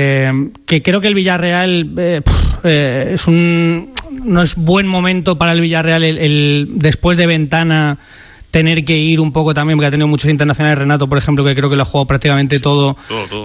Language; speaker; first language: Spanish; native; Spanish